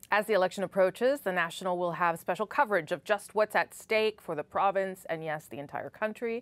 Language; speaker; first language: English; native; English